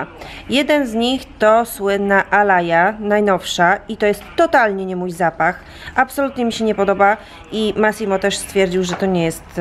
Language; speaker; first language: Polish; native; Polish